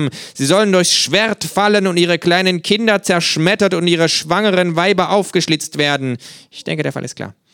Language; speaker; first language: German; native; German